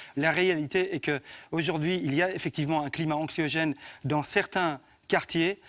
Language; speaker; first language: French; early bilingual, other home language; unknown